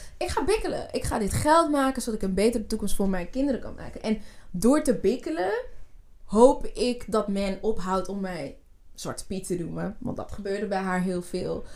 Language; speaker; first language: Dutch; early bilingual, other home language; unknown